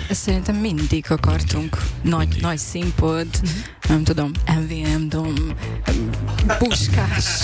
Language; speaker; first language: Hungarian; non-native, local second language; Ukrainian